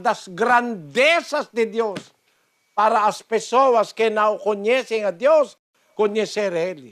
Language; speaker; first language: Portuguese; non-native, learner; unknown